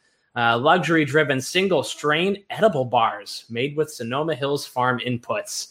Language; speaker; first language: English; native; English